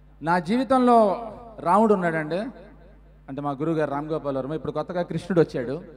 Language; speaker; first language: Telugu; native; Telugu